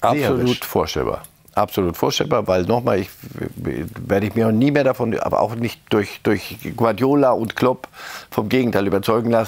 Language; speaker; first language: German; native; German